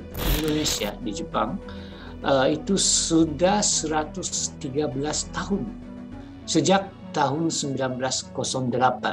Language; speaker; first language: Indonesian; non-native, fluent; Japanese